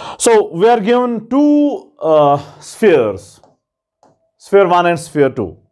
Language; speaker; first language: English; non-native, local second language; Kashmiri